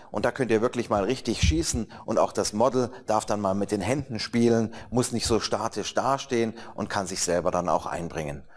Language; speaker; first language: German; native; German